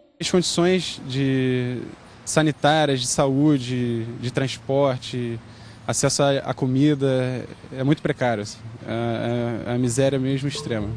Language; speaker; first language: Portuguese; non-native, learner; Haitian Creole